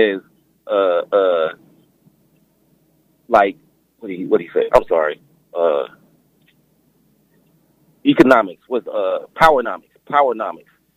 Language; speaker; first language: English; native; English